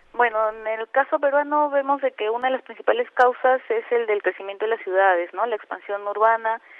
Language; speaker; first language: Spanish; native; Spanish